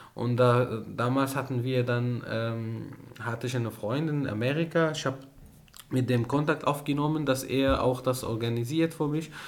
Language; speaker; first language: German; non-native, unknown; Arabic